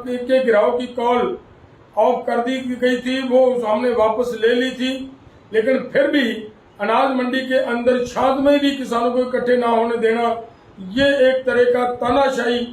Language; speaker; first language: Hindi; non-native, local second language; Punjabi